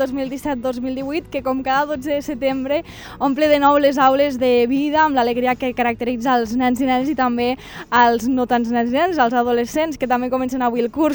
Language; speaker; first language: Catalan; native; Catalan